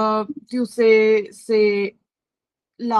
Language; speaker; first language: French; non-native, learner; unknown